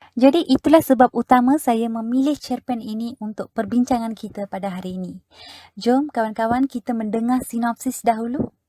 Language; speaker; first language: Malay; non-native, local second language; Tamil